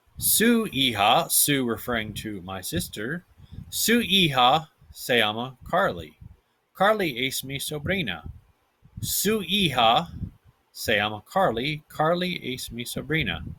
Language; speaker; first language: Spanish; non-native, fluent; English